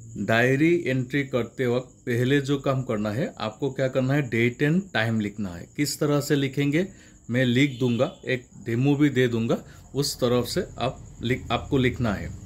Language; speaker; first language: Hindi; non-native, local second language; Assamese